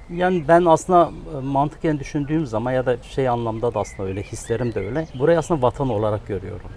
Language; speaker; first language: Turkish; early bilingual, other home language; Kurdish